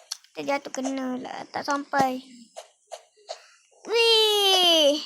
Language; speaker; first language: Malay; native; Malay